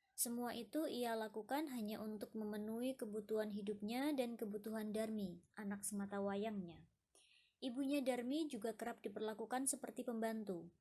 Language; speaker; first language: Indonesian; native; Indonesian